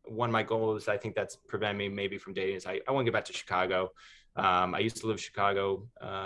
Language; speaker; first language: English; native; English